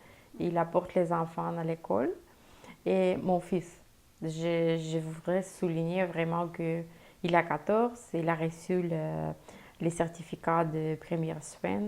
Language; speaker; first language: French; non-native, fluent; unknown